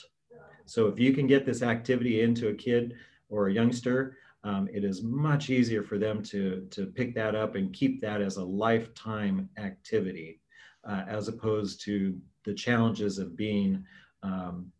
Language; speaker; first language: English; native; English